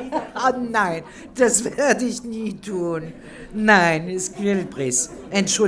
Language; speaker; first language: German; non-native, fluent; French